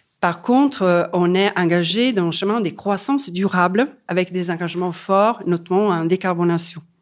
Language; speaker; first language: French; non-native, fluent; Italian